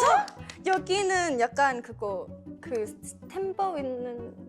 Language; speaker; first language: Korean; non-native, learner; Thai